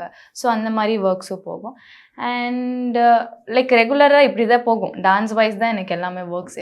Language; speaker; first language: Tamil; non-native, local second language; Bangla